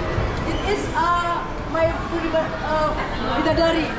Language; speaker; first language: English; non-native, learner; Indonesian